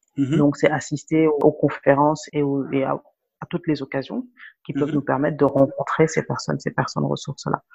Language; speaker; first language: French; non-native, local second language; Wolof